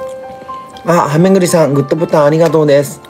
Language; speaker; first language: Japanese; native; Japanese